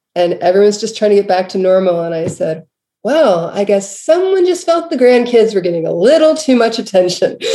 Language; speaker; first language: English; native; English